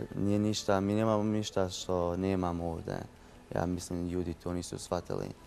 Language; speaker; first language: Croatian; early bilingual, heritage; Bosnian